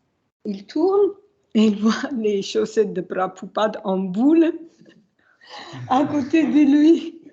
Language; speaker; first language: French; non-native, fluent; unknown